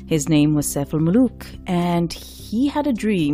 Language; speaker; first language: English; non-native, local second language; Urdu